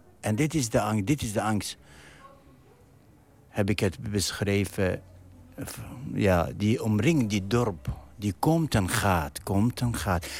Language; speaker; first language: Dutch; non-native, fluent; Arabic